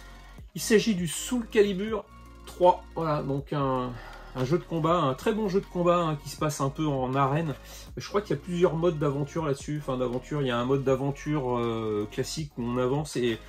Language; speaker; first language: French; native; French